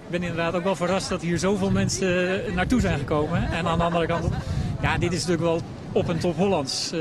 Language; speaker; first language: Dutch; native; Dutch